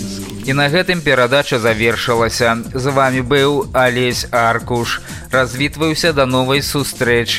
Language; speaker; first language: Belarusian; native; Belarusian